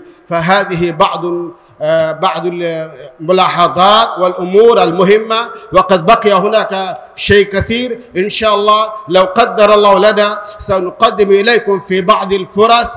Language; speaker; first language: Arabic; non-native, fluent; Urdu